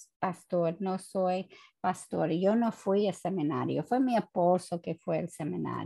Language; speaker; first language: Spanish; non-native, fluent; English